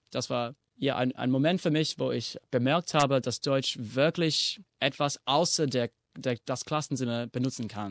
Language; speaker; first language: German; non-native, fluent; English